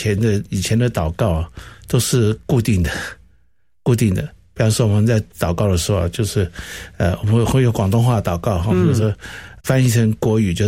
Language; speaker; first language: Chinese; non-native, local second language; Cantonese